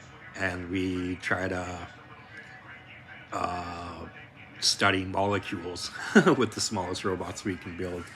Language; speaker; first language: English; native; English